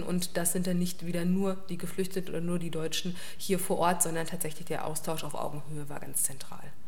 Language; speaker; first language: German; native; German